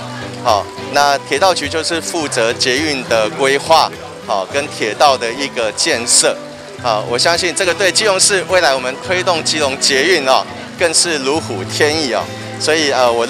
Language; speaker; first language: Chinese; native; Chinese